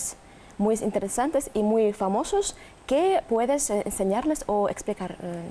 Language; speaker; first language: Spanish; non-native, learner; Russian